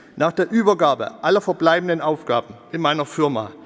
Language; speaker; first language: German; native; German